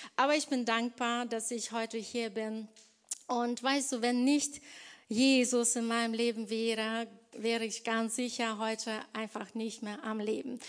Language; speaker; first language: German; non-native, fluent; Ukrainian